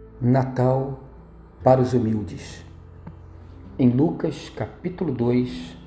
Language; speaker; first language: Portuguese; native; Portuguese